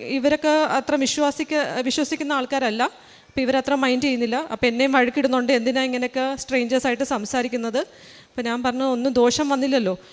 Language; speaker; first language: Malayalam; early bilingual, heritage; Malayalam